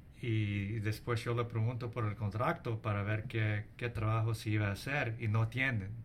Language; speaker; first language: Spanish; early bilingual, heritage; English